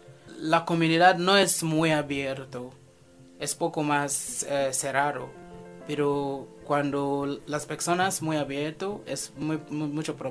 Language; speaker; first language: Spanish; non-native, fluent; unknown